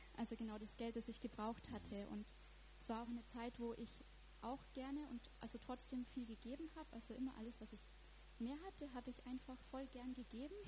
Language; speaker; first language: German; native; German